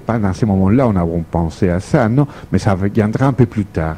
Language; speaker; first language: French; non-native, fluent; Spanish